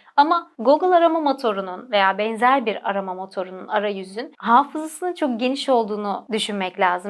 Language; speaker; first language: Turkish; native; Turkish